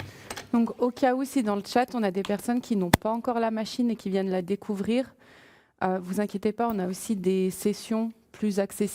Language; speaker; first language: French; native; French